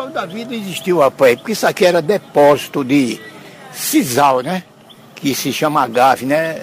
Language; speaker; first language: Portuguese; native; Portuguese